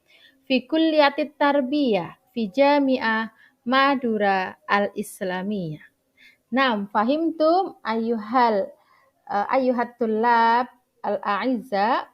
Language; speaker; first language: Arabic; non-native, fluent; Indonesian